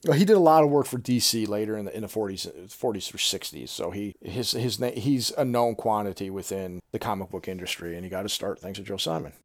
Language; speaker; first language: English; native; English